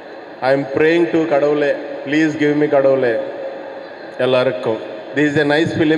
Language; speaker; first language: Tamil; non-native, learner; Telugu